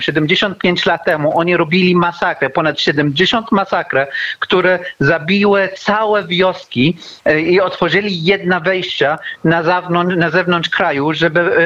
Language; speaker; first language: Polish; non-native, learner; Arabic